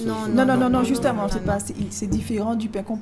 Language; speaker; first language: French; native; French